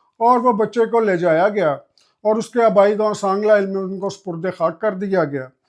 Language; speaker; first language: Urdu; non-native, local second language; Punjabi